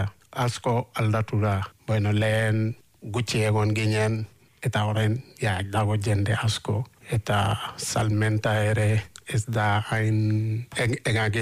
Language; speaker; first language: Basque; non-native, learner; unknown